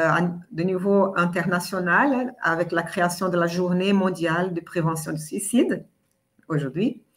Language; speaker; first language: French; non-native, fluent; Portuguese